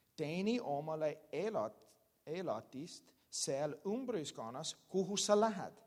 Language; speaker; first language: Estonian; non-native, learner; English